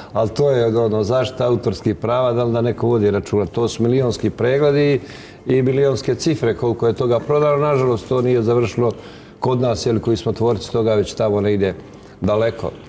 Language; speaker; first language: Bosnian; native; Bosnian